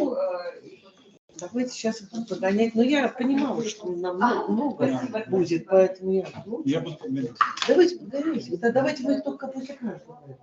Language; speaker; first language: Russian; native; Russian